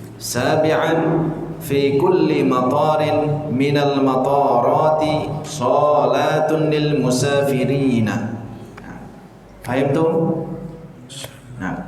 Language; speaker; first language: Arabic; non-native, fluent; Indonesian